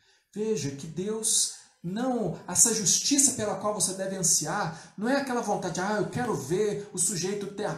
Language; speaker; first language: Portuguese; native; Portuguese